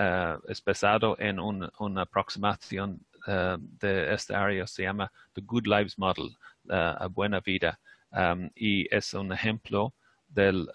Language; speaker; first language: Spanish; non-native, fluent; English